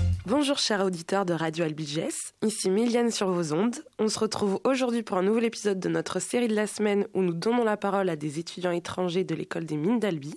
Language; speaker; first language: French; native; French